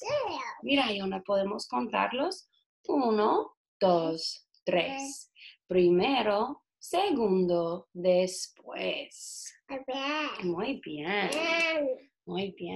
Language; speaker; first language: Spanish; non-native, fluent; English